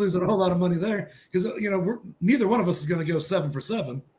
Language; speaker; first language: English; native; English